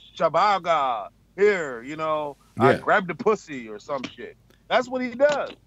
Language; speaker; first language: English; native; English